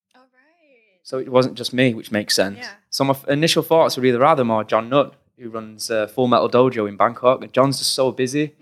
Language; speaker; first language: English; native; English